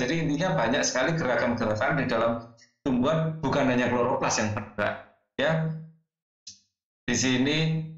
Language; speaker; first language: Indonesian; native; Indonesian